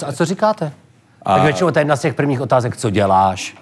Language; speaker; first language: Czech; native; Czech